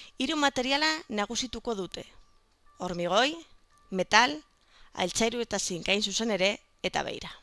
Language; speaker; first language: Basque; non-native, local second language; Spanish